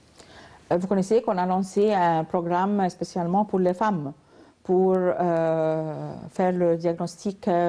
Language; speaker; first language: French; non-native, learner; Arabic